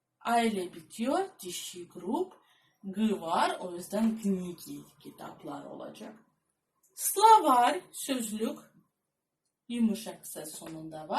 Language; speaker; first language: Turkish; non-native, fluent; Russian